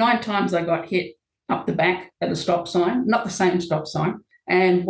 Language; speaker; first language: English; native; English